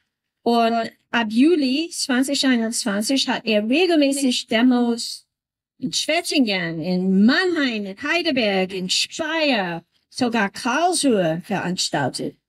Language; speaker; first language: German; non-native, learner; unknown